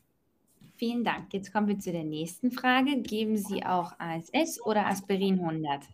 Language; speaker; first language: German; native; German